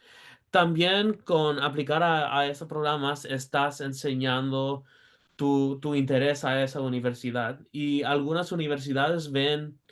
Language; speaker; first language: Spanish; early bilingual, heritage; Spanish